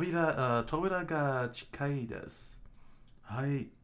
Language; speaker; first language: Japanese; non-native, learner; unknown